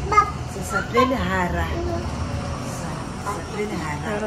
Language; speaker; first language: French; non-native, local second language; Comorian